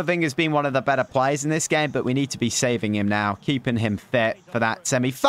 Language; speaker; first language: English; native; English